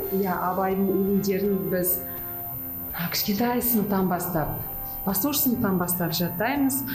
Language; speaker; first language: Kazakh; non-native, local second language; Russian